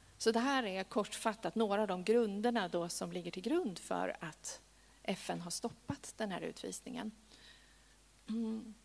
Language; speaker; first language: Swedish; native; Swedish